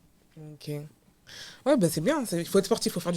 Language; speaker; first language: French; native; French